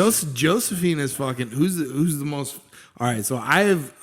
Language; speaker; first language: English; native; English